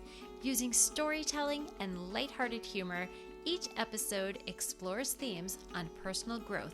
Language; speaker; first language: English; native; English